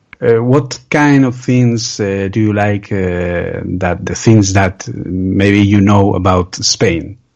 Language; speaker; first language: English; non-native, learner; Spanish